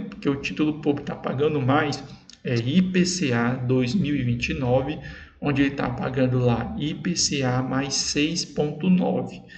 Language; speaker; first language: Portuguese; native; Portuguese